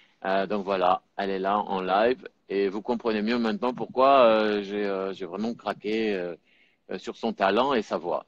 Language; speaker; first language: French; native; French